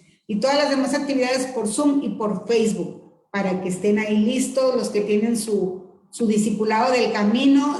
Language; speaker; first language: Spanish; native; Spanish